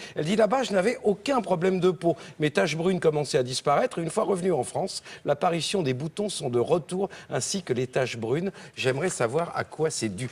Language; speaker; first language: French; native; French